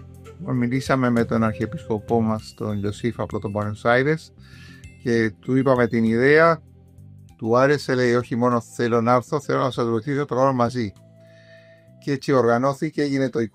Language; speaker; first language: Greek; early bilingual, heritage; Greek